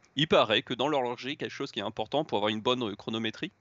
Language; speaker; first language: French; native; French